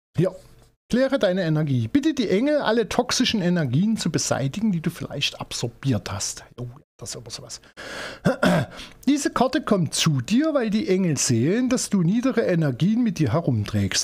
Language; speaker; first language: German; native; German